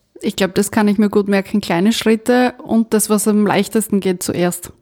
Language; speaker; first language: German; native; German